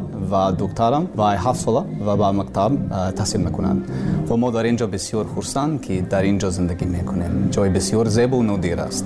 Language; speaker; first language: Persian; non-native, learner; English